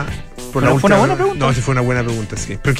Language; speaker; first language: Spanish; native; Spanish